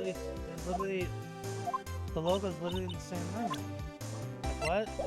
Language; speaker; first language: English; native; English